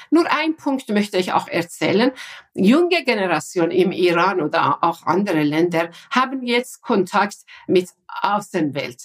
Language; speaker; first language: German; non-native, fluent; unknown